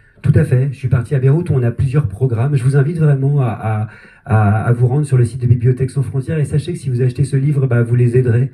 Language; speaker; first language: French; native; French